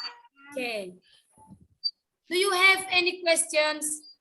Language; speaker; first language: English; non-native, learner; Indonesian